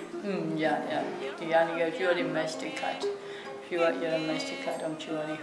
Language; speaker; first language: German; non-native, learner; Burmese